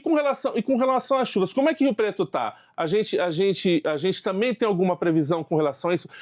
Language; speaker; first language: Portuguese; native; Portuguese